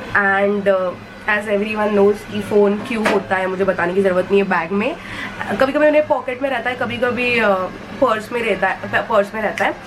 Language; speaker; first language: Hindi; non-native, local second language; Marathi